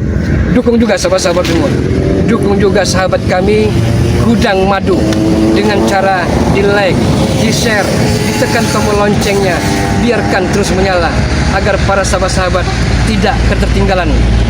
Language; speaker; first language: Indonesian; native; Indonesian